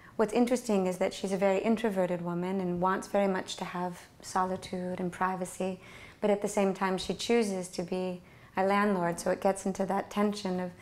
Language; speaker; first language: English; native; English